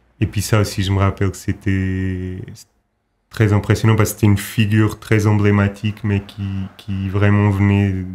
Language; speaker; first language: French; non-native, fluent; Portuguese